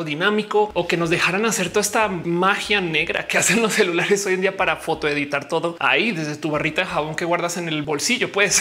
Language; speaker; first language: Spanish; native; Spanish